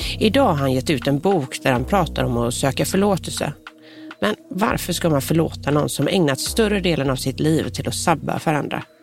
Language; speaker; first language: Swedish; native; Swedish